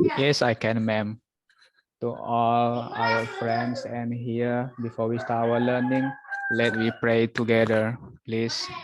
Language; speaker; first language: English; non-native, learner; Indonesian